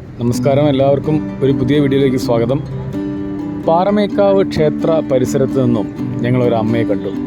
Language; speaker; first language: Malayalam; native; Malayalam